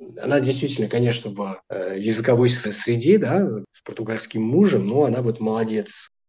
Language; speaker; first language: Russian; non-native, fluent; Portuguese